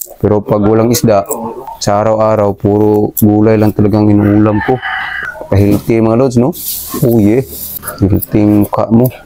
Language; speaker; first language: Filipino; non-native, local second language; Cebuano